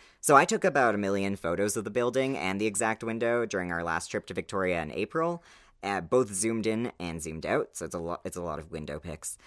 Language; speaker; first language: English; native; English